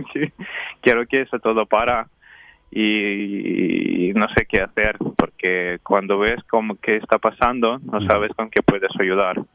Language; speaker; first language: Spanish; non-native, fluent; Ukrainian